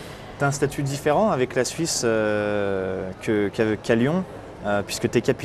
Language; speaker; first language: French; native; French